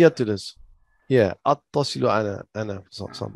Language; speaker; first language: Arabic; non-native, learner; English